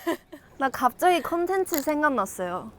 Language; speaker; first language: Korean; non-native, fluent; Chinese